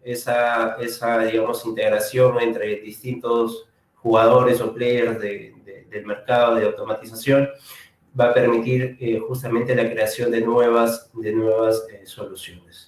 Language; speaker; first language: Spanish; native; Spanish